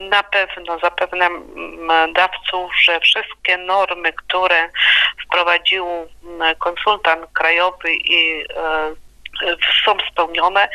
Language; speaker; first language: Polish; native; Polish